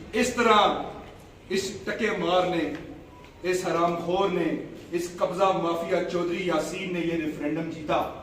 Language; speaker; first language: Urdu; non-native, local second language; Punjabi